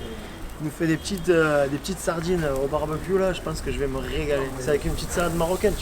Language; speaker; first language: French; native; French